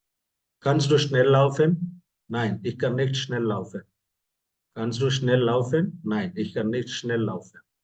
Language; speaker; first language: German; non-native, fluent; Hindi